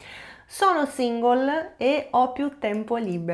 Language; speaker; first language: Italian; non-native, fluent; Portuguese